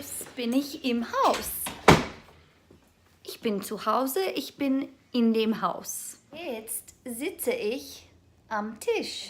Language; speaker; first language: German; non-native, fluent; English